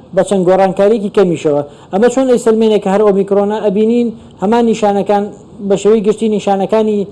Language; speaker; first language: Central Kurdish; native; Central Kurdish